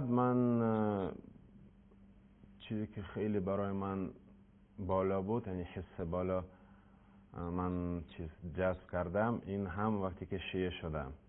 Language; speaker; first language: Persian; non-native, learner; Russian